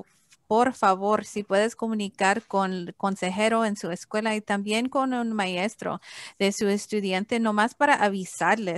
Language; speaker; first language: Spanish; early bilingual, heritage; English